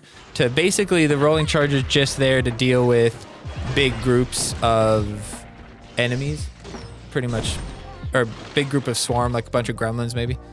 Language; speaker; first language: English; native; English